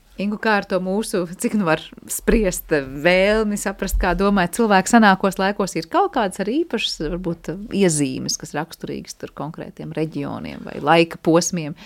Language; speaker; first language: Latvian; native; Latvian